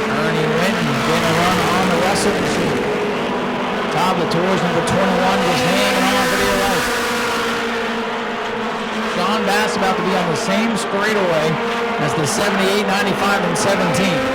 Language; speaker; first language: English; native; English